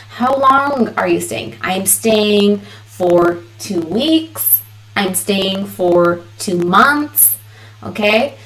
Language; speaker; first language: English; early bilingual, other home language; Spanish